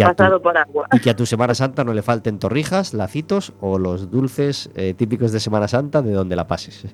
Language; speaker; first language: Spanish; native; Spanish